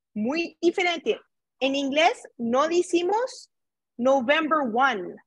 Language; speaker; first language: Spanish; non-native, learner; English